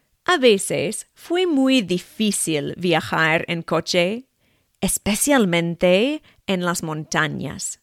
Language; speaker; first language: Spanish; non-native, fluent; English